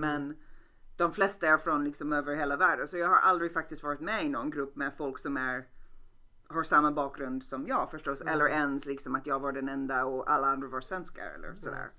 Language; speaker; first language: Swedish; non-native, fluent; English